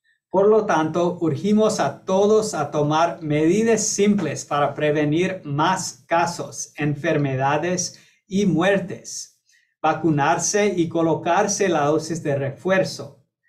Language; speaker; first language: Spanish; non-native, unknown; English